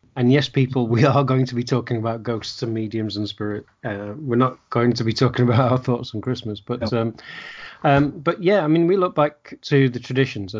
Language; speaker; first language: English; native; English